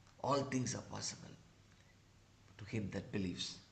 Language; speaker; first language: English; non-native, local second language; Tamil